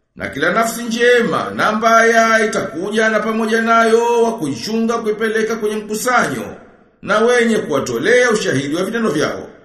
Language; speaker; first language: Swahili; native; Swahili